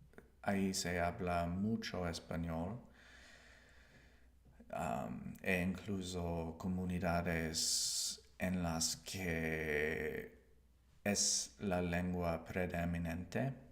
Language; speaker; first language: Spanish; non-native, learner; English